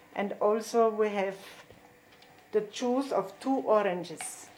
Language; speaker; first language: English; non-native, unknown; German